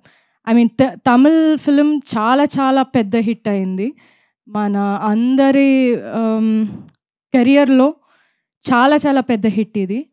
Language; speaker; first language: Telugu; non-native, fluent; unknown